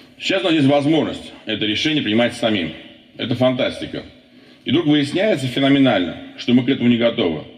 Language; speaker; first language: Russian; non-native, local second language; Armenian